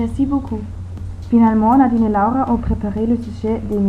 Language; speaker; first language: French; non-native, learner; German